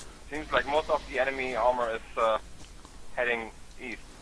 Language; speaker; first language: English; non-native, fluent; German